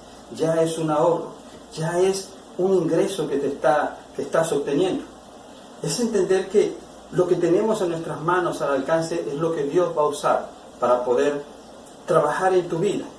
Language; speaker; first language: Spanish; native; Spanish